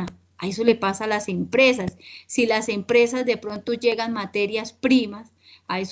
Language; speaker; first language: Spanish; native; Spanish